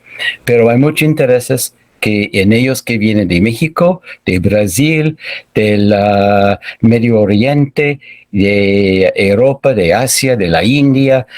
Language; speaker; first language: Spanish; non-native, fluent; English